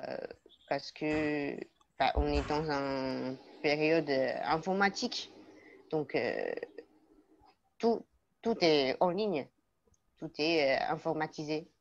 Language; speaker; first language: French; non-native, learner; Chinese